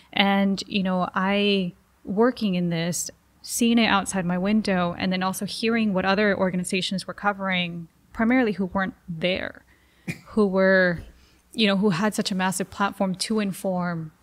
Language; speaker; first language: English; early bilingual, other home language; Spanish